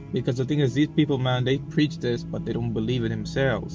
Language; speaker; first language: English; native; English